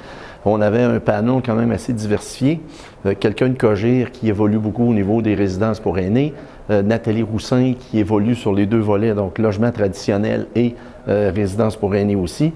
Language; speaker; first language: French; native; French